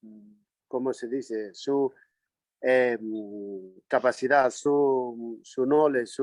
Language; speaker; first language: Spanish; non-native, learner; Nepali